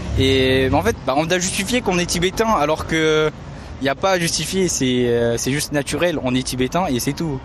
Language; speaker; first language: French; early bilingual, other home language; Tibetan